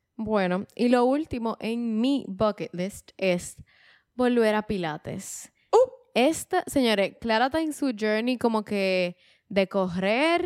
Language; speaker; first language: Spanish; native; Spanish